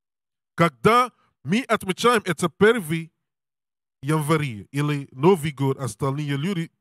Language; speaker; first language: Russian; non-native, learner; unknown